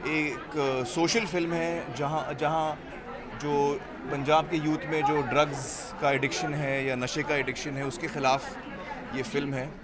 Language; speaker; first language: Hindi; native; Hindi